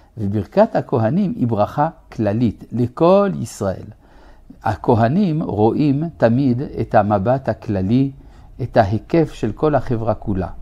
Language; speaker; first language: Hebrew; native; Hebrew